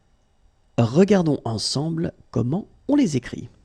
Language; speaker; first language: French; native; French